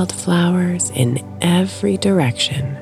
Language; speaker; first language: English; native; English